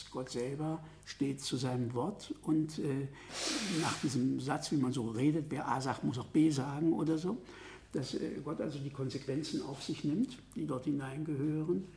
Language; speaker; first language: German; native; German